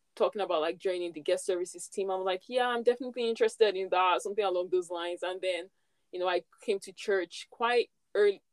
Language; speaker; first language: English; non-native, local second language; Yoruba